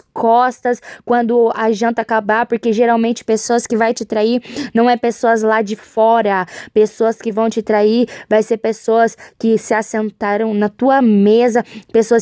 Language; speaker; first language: Portuguese; native; Portuguese